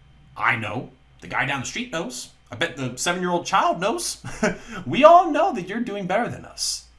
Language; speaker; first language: English; native; English